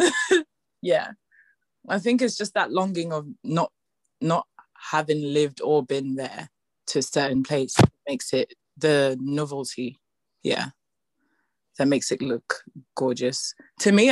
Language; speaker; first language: English; non-native, local second language; Yoruba